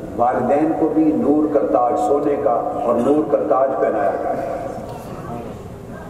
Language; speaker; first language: Urdu; native; Urdu